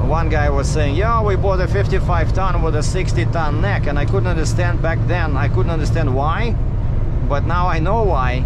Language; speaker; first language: English; native; English